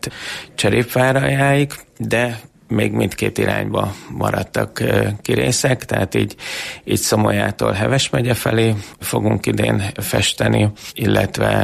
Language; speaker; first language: Hungarian; native; Hungarian